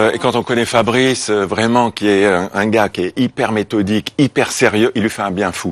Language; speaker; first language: French; native; French